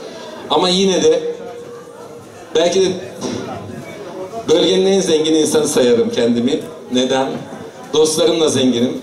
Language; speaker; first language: Turkish; native; Turkish